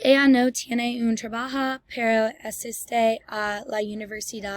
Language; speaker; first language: Spanish; non-native, learner; English